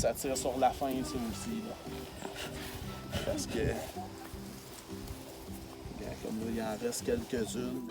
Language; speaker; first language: French; native; French